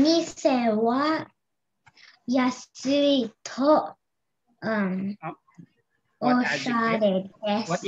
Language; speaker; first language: Japanese; non-native, learner; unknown